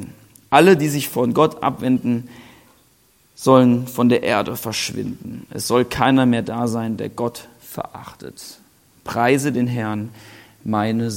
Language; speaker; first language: German; native; German